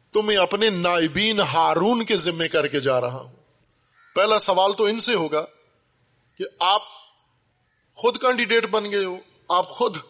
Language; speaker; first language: Urdu; native; Urdu